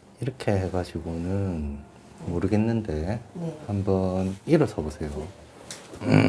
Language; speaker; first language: Korean; native; Korean